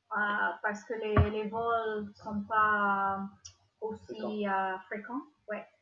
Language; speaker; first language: French; non-native, fluent; English